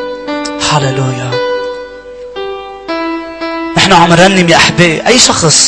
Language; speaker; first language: Arabic; native; Arabic